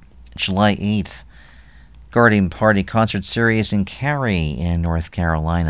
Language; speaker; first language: English; native; English